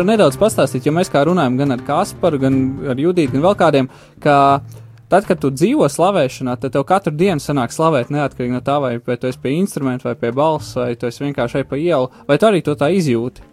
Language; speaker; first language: Latvian; native; Latvian